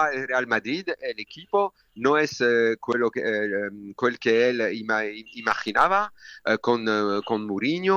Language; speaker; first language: Spanish; non-native, learner; French